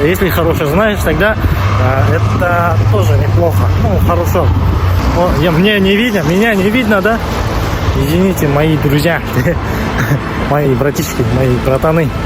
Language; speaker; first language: Russian; non-native, local second language; Kazakh